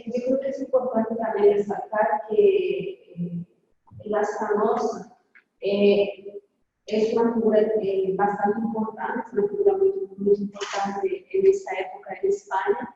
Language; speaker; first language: Spanish; non-native, fluent; Portuguese